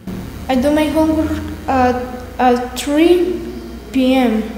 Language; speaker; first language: English; non-native, learner; Spanish